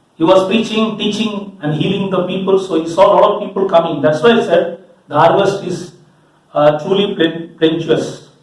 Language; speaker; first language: English; non-native, local second language; Malayalam